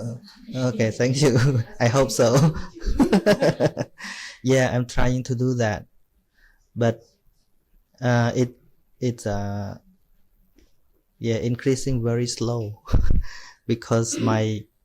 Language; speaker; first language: English; non-native, fluent; Khmer